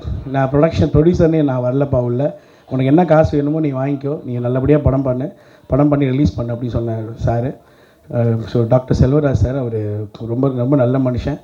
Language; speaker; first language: Tamil; native; Tamil